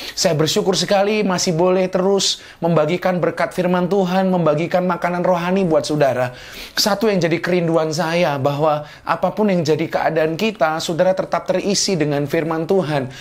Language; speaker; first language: Indonesian; native; Indonesian